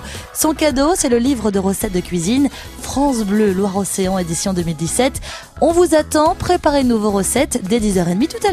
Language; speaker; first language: French; native; French